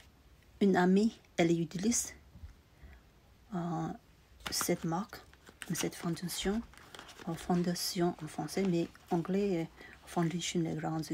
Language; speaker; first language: French; non-native, learner; Tibetan